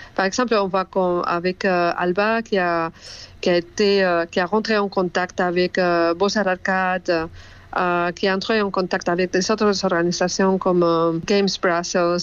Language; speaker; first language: French; non-native, fluent; Spanish